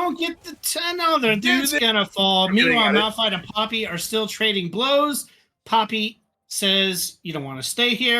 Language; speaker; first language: English; native; English